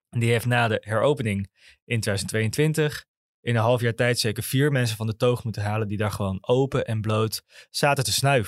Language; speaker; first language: Dutch; native; Dutch